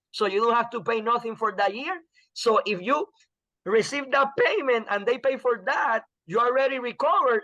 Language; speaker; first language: English; non-native, fluent; Spanish